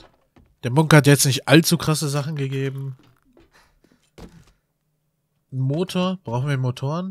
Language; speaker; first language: German; native; German